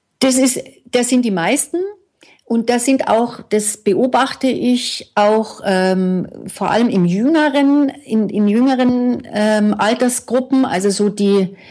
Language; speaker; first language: German; native; German